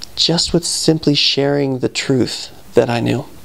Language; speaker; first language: English; native; English